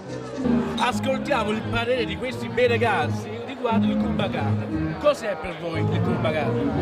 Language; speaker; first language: Italian; native; Italian